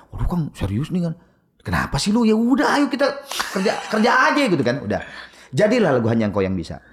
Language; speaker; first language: Indonesian; native; Indonesian